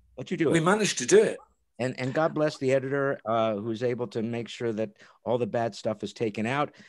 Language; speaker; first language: English; native; English